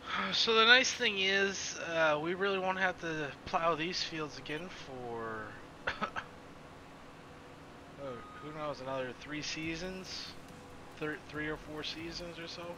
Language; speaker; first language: English; native; English